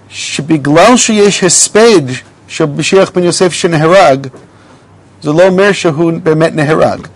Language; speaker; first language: Hebrew; non-native, fluent; English